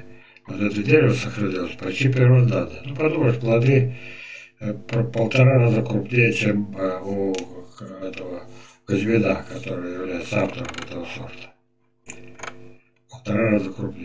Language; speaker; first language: Russian; native; Russian